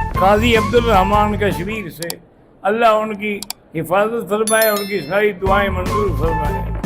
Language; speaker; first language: Urdu; native; Urdu